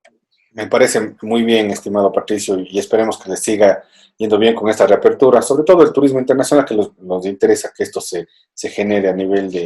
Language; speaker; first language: Spanish; native; Spanish